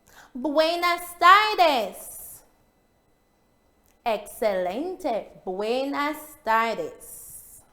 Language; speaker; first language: Spanish; non-native, fluent; English